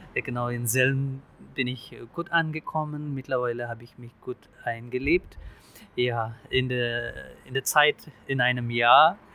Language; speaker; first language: German; non-native, fluent; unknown